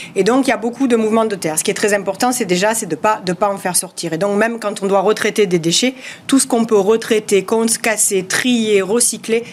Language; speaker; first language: French; native; French